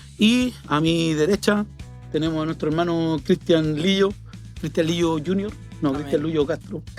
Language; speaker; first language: Spanish; native; Spanish